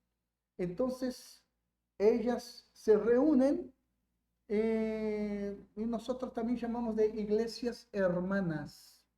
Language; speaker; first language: Spanish; non-native, fluent; Portuguese